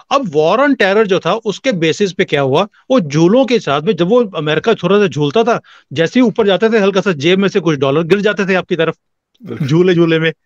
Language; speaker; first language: Hindi; native; Hindi